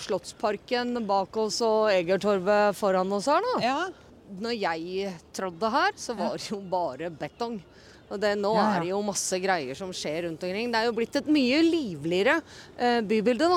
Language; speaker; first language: Norwegian; native; Norwegian